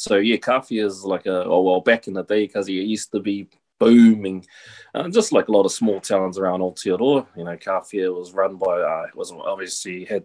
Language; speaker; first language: English; native; English